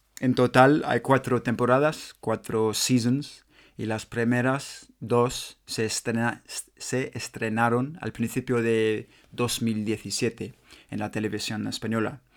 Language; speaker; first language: Spanish; non-native, learner; English